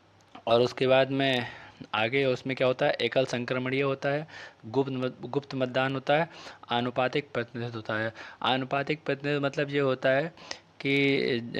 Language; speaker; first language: Hindi; native; Hindi